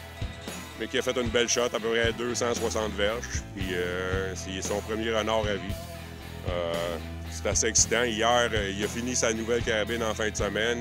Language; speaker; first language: French; native; French